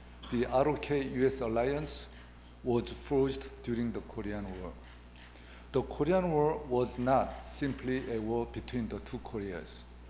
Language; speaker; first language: English; non-native, fluent; Korean